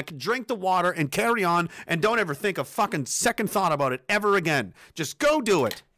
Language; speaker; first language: English; early bilingual, other home language; Danish